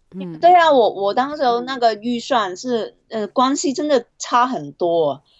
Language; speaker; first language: Chinese; non-native, fluent; Cantonese